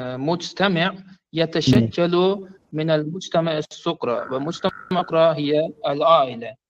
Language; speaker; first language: Arabic; non-native, learner; Persian